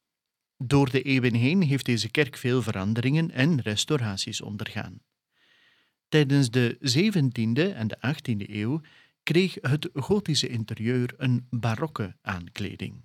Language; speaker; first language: Dutch; native; Dutch